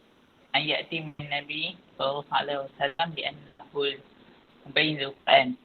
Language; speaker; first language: Arabic; non-native, learner; Malay